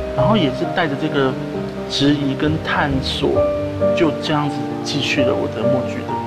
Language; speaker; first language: Chinese; native; Chinese